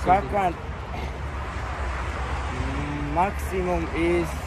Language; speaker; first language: English; non-native, learner; Uzbek